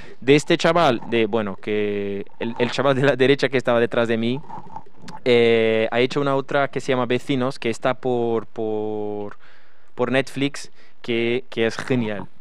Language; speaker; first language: Spanish; non-native, fluent; Portuguese